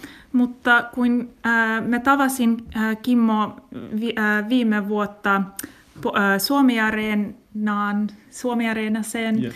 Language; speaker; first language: Finnish; non-native, learner; English